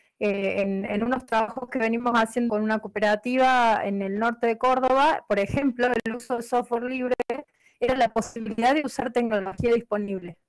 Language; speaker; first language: Spanish; native; Spanish